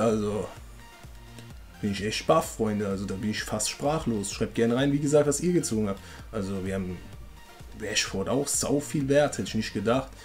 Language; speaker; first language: German; native; German